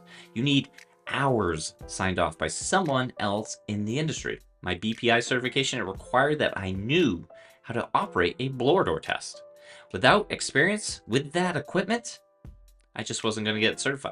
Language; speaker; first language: English; native; English